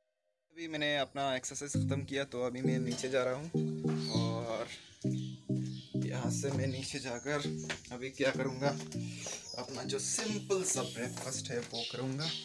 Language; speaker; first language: Hindi; non-native, local second language; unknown